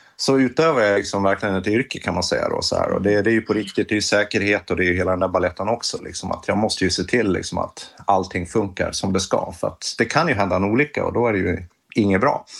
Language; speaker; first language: Swedish; native; Swedish